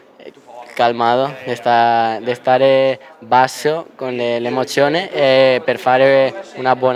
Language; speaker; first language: Italian; non-native, learner; Spanish